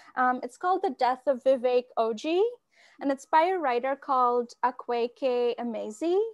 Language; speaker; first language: English; non-native, local second language; Bangla